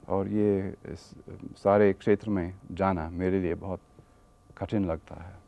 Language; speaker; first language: Hindi; non-native, fluent; English